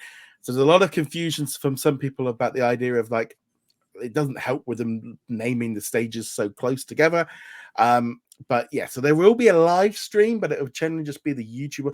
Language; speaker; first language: English; native; English